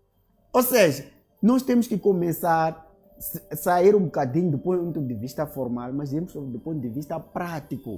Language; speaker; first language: Portuguese; native; Portuguese